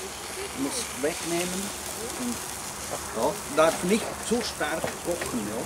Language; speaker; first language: German; non-native, learner; Czech